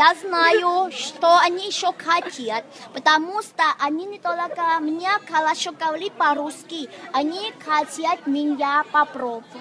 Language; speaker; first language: Russian; non-native, learner; Thai